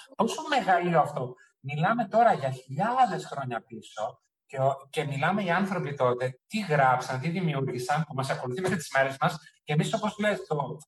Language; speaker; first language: Greek; early bilingual, heritage; Greek